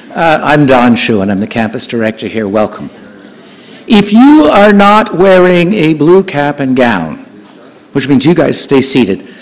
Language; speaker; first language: English; native; English